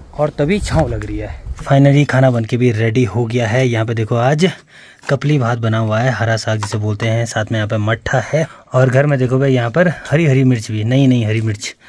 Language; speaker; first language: Hindi; non-native, local second language; Garhwali